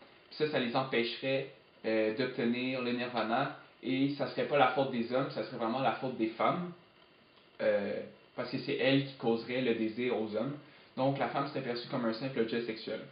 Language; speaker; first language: French; native; French